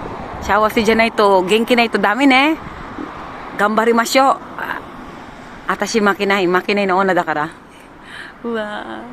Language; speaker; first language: Japanese; non-native, learner; Filipino